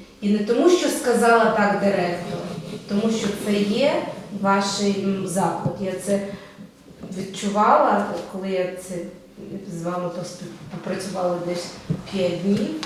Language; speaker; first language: Ukrainian; non-native, local second language; Russian